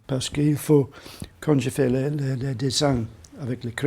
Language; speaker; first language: French; non-native, learner; English